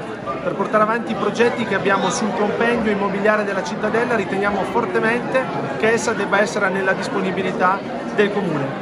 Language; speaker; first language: Italian; native; Italian